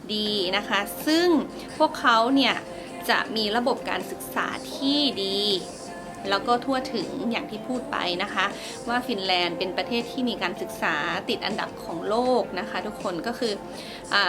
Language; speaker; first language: Thai; native; Thai